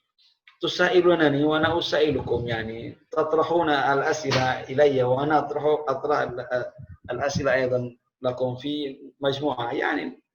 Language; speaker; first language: Arabic; non-native, fluent; Indonesian